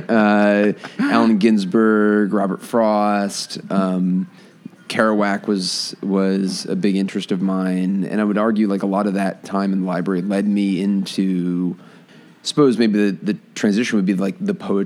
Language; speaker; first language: English; native; English